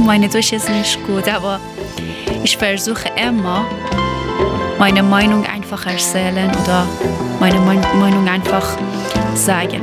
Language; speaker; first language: German; non-native, learner; Persian